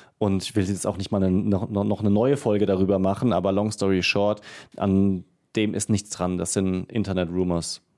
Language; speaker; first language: German; native; German